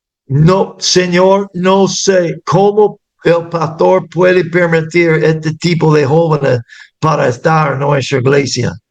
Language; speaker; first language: Spanish; non-native, fluent; English